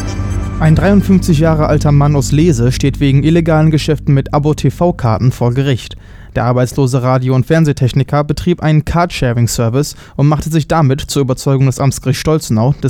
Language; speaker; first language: German; native; German